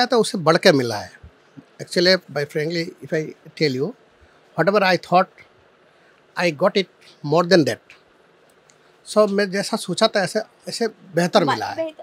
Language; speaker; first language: Hindi; non-native, local second language; Assamese